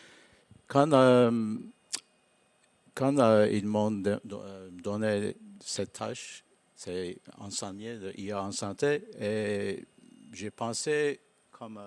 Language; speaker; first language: French; non-native, learner; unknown